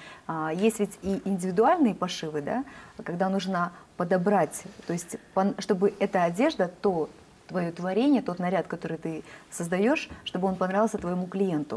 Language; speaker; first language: Russian; native; Russian